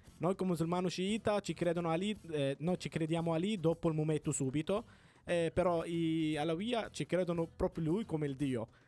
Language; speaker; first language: Italian; non-native, fluent; Arabic